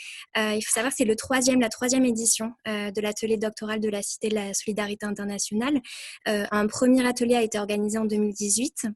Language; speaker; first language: French; native; French